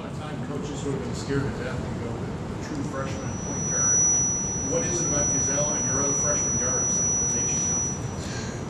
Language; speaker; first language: English; native; English